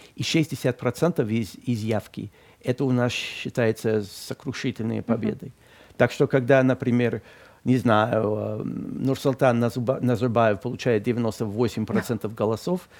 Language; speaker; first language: Russian; non-native, fluent; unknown